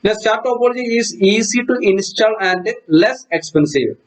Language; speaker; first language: English; non-native, local second language; Malayalam